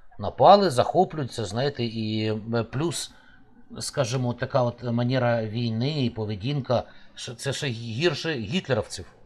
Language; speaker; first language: Ukrainian; native; Ukrainian